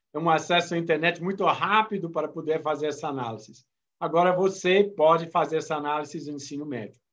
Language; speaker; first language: Portuguese; non-native, fluent; English